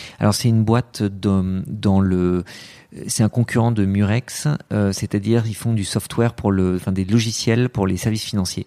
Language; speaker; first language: French; early bilingual, other home language; Arabic